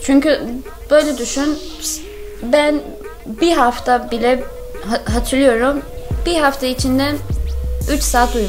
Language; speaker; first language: Turkish; non-native, learner; English